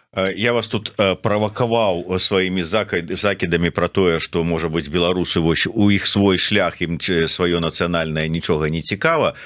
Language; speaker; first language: Belarusian; non-native, local second language; Russian